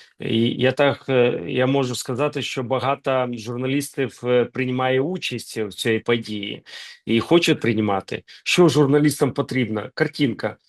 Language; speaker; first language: Ukrainian; non-native, local second language; Russian